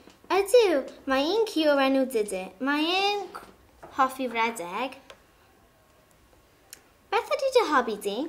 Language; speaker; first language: Welsh; non-native, learner; English